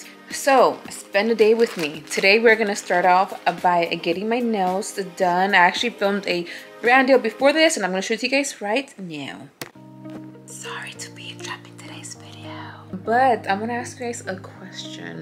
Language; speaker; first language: English; early bilingual, other home language; Spanish